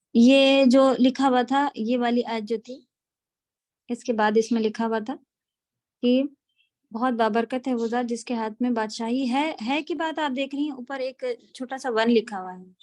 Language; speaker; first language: Urdu; native; Urdu